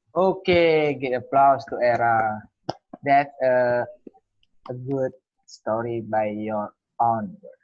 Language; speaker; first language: English; non-native, learner; Indonesian